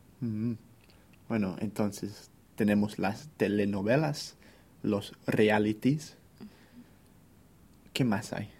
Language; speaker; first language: Spanish; non-native, fluent; English